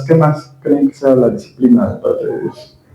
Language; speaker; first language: Spanish; native; Spanish